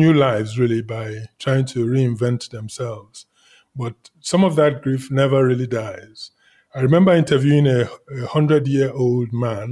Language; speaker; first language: English; non-native, local second language; Igbo